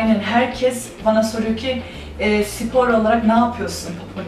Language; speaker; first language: Turkish; early bilingual, heritage; Turkish